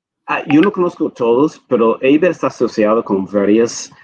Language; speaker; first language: Spanish; non-native, fluent; English